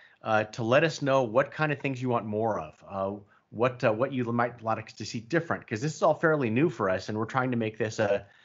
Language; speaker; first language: English; native; English